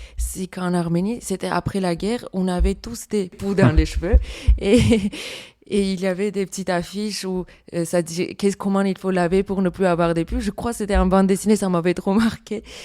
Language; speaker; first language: French; non-native, fluent; Armenian